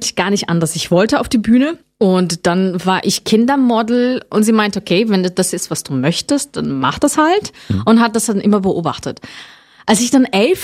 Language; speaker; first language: German; non-native, fluent; Portuguese